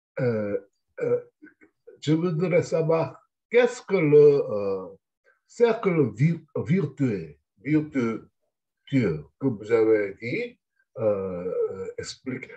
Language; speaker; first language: French; non-native, learner; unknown